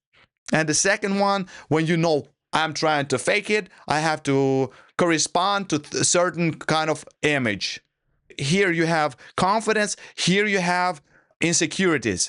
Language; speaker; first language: English; non-native, fluent; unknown